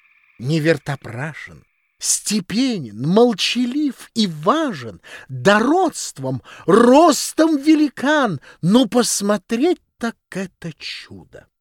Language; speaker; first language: Russian; native; Russian